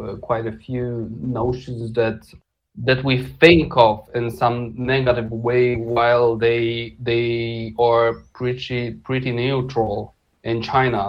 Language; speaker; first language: English; non-native, fluent; Polish